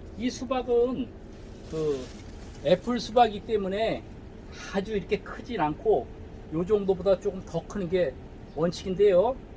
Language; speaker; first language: Korean; native; Korean